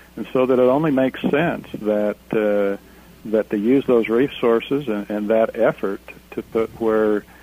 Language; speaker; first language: English; native; English